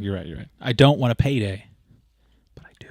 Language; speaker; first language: English; native; English